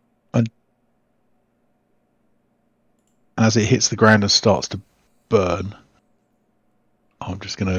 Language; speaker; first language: English; native; English